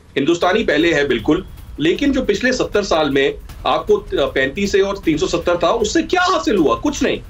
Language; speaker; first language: Hindi; native; Hindi